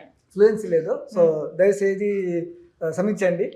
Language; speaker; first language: Telugu; non-native, learner; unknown